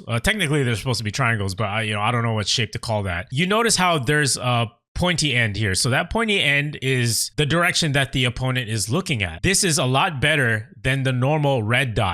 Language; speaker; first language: English; native; English